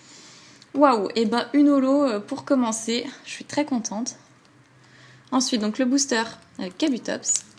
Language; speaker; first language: French; native; French